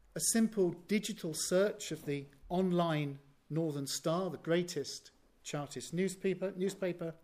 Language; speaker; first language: English; native; English